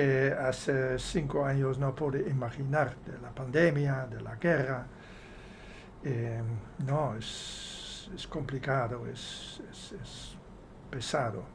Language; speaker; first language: Spanish; non-native, fluent; Dutch